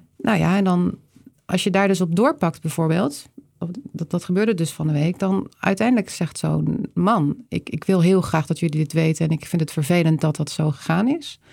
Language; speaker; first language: Dutch; native; Dutch